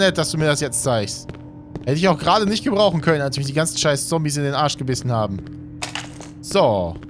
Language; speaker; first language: German; native; German